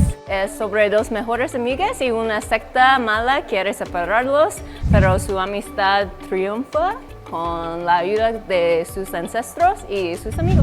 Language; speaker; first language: Spanish; non-native, fluent; English